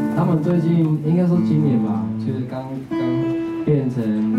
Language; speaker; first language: Chinese; non-native, local second language; Amis